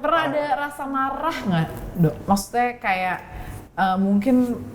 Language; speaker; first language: Indonesian; native; Indonesian